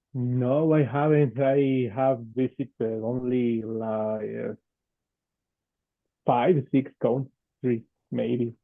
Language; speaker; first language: English; non-native, fluent; Spanish